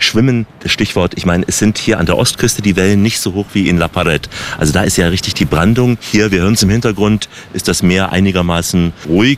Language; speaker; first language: German; native; German